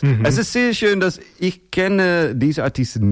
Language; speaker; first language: German; non-native, learner; Dutch